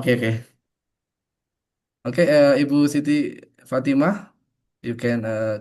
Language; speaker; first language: English; non-native, fluent; Indonesian